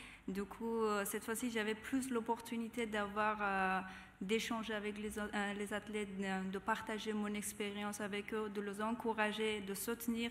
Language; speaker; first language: French; non-native, fluent; Persian